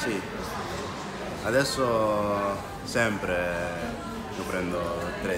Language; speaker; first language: Italian; non-native, learner; Dutch